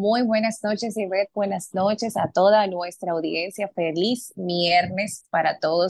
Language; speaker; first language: Spanish; native; Spanish